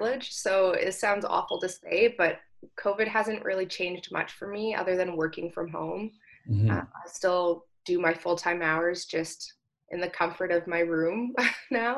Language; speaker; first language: English; native; English